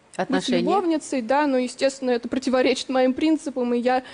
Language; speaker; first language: Russian; native; Russian